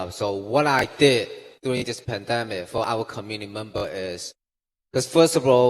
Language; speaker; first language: English; non-native, fluent; Chinese